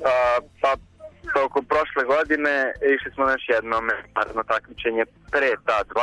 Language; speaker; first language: Serbian; native; Serbian